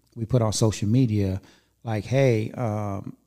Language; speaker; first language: English; native; English